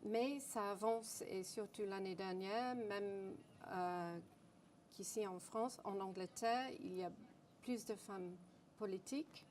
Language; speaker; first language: French; non-native, fluent; English